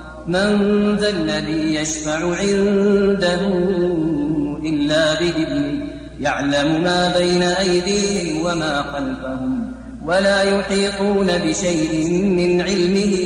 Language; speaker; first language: Arabic; native; Arabic